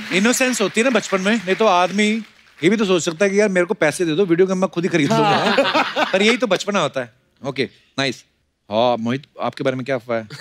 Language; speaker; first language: Hindi; native; Hindi